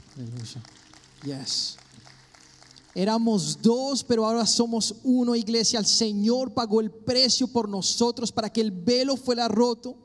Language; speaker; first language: Spanish; early bilingual, heritage; Spanish